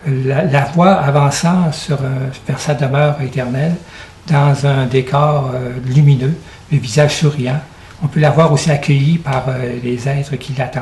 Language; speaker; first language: French; native; French